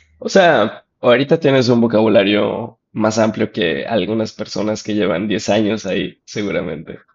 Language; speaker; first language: Spanish; native; Spanish